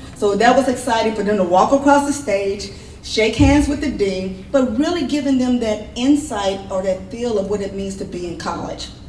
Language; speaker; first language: English; native; English